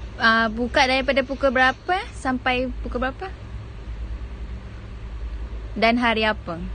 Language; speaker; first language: Malay; native; Malay